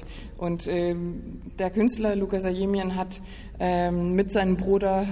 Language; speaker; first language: German; non-native, fluent; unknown